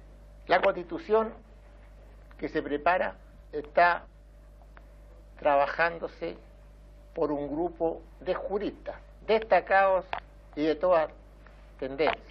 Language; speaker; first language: Spanish; native; Spanish